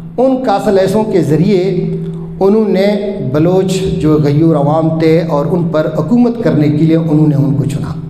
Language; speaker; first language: Urdu; non-native, local second language; Baluchi